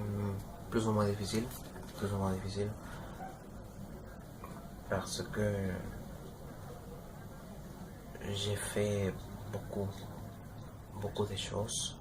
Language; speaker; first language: French; non-native, learner; Spanish